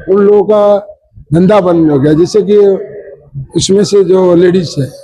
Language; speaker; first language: Hindi; non-native, local second language; Marathi